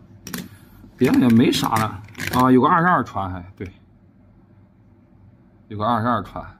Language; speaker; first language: Chinese; native; Chinese